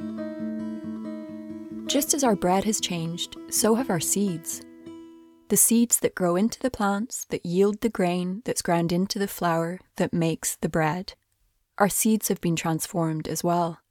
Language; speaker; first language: English; native; English